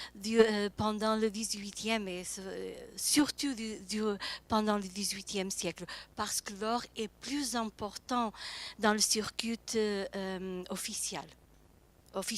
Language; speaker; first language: French; non-native, fluent; Portuguese